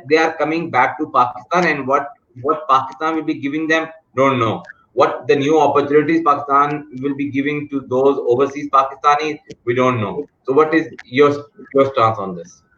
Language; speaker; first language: English; non-native, local second language; Urdu